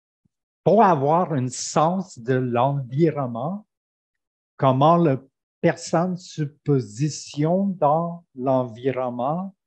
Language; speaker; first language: French; non-native, fluent; English